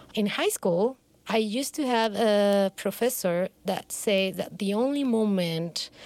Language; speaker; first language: English; non-native, fluent; Spanish